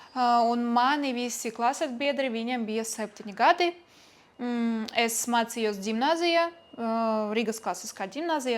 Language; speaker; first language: Latvian; non-native, local second language; Russian